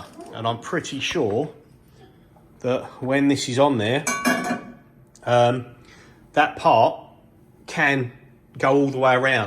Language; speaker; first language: English; native; English